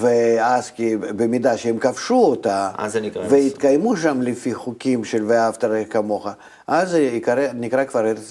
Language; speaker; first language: Hebrew; non-native, fluent; Russian